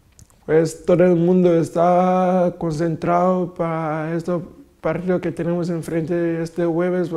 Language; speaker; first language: Spanish; non-native, fluent; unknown